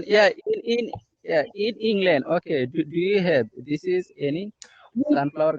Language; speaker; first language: English; non-native, learner; Bangla